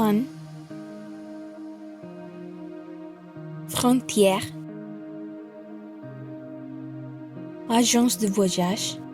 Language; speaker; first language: French; non-native, fluent; Spanish